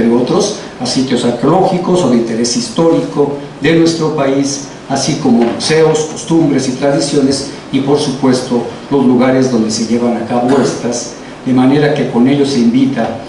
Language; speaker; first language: Spanish; native; Spanish